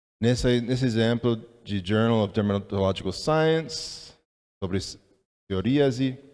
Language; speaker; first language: Portuguese; non-native, fluent; English